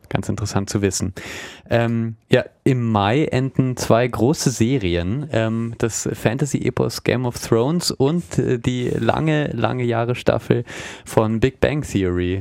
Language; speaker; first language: German; native; German